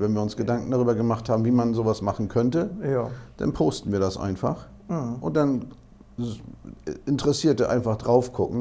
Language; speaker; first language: German; native; German